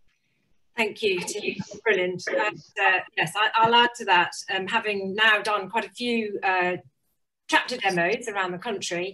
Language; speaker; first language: English; native; English